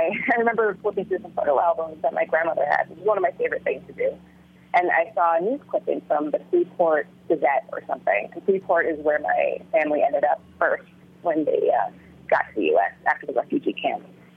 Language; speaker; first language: English; early bilingual, other home language; Vietnamese